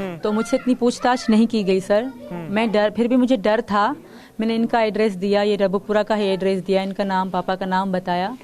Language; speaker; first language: Urdu; non-native, local second language; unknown